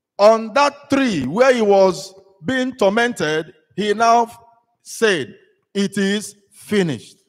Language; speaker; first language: English; non-native, local second language; Igbo